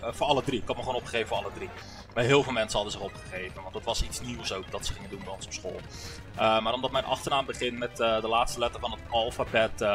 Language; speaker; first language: Dutch; early bilingual, heritage; Dutch